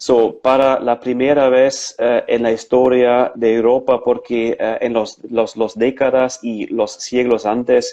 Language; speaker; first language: Spanish; non-native, fluent; German